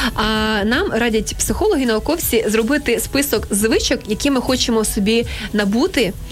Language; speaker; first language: Ukrainian; native; Ukrainian